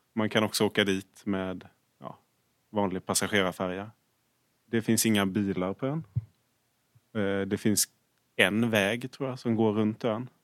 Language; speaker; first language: Swedish; native; Swedish